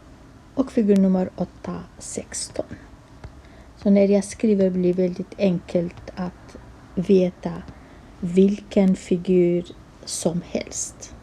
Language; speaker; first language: Swedish; non-native, fluent; Kurdish